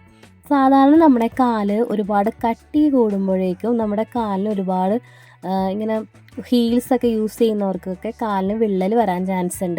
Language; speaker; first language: Malayalam; native; Malayalam